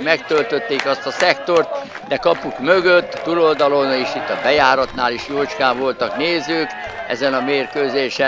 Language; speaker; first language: Hungarian; native; Hungarian